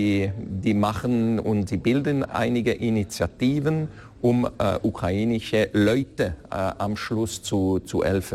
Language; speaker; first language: German; non-native, fluent; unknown